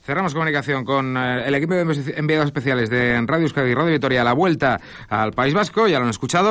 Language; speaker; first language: Spanish; native; Spanish